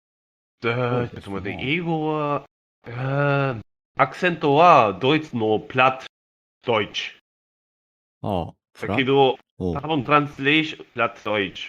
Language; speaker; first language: Japanese; non-native, learner; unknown